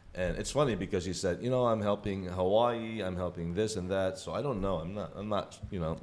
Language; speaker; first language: English; non-native, local second language; Filipino